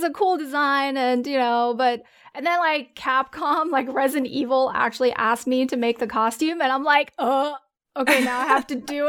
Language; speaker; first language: English; non-native, fluent; Chinese